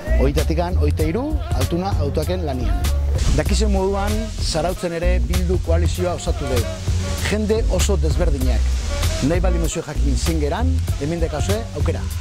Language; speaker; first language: Basque; native; Basque